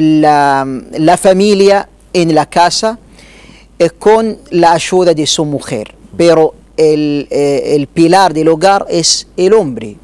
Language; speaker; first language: Spanish; non-native, learner; Arabic